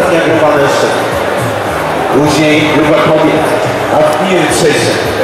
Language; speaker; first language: Polish; native; Polish